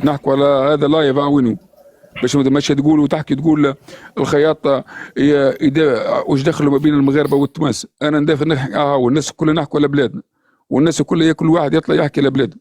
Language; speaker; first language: Arabic; native; Arabic